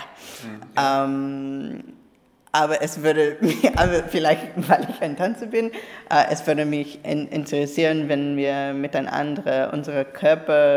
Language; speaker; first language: German; non-native, learner; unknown